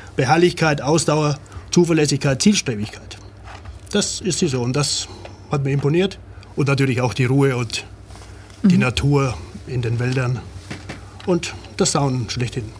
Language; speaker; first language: German; native; German